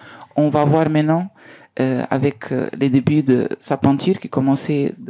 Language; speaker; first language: French; non-native, learner; Spanish